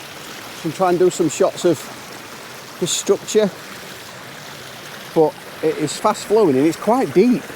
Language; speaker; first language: English; native; English